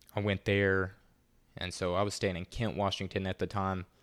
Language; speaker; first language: English; native; English